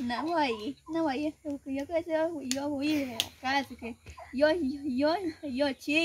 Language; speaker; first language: Spanish; non-native, local second language; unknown